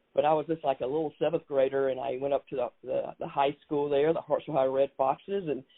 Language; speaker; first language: English; native; English